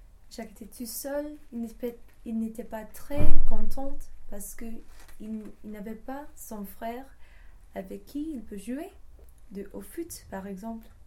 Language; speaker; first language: French; non-native, learner; English